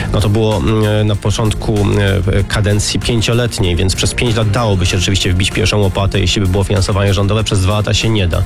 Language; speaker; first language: Polish; native; Polish